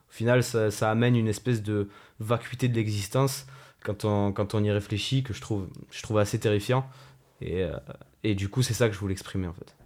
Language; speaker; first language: French; native; French